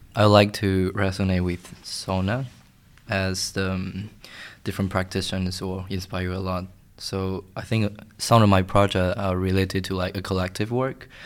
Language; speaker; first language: English; non-native, fluent; Chinese